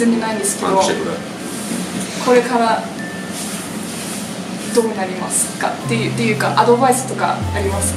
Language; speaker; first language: Japanese; non-native, fluent; English